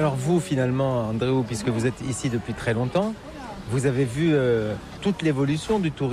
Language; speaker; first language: French; native; French